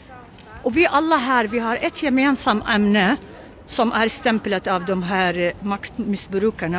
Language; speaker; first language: Swedish; non-native, local second language; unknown